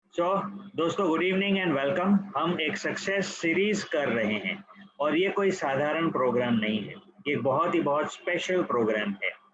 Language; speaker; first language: Hindi; native; Hindi